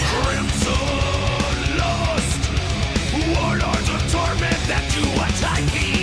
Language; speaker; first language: English; native; English